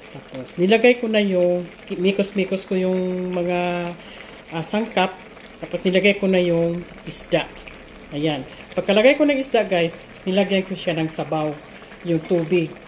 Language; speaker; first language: Filipino; non-native, local second language; Cebuano